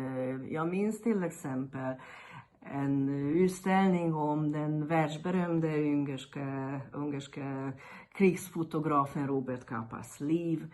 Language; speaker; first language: Swedish; non-native, fluent; Hungarian